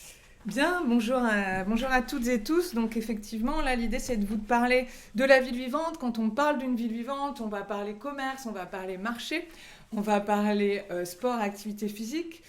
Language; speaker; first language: French; native; French